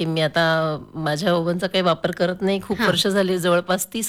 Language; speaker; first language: Marathi; native; Marathi